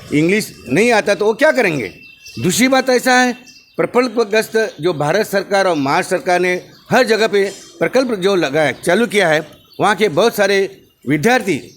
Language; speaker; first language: Hindi; non-native, local second language; Marathi